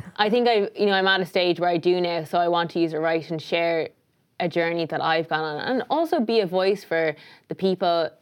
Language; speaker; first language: English; native; English